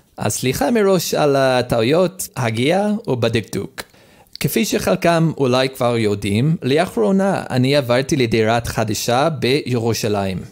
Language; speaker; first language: Hebrew; non-native, learner; English